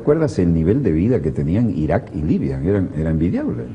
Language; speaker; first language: Spanish; native; Spanish